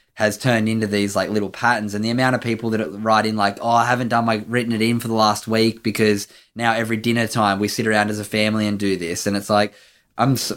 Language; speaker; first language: English; native; English